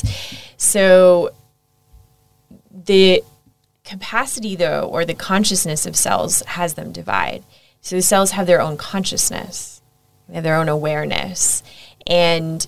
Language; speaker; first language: English; native; English